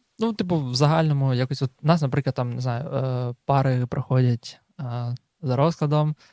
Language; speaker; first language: Ukrainian; native; Ukrainian